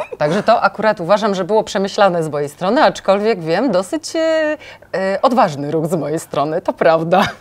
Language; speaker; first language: Polish; native; Polish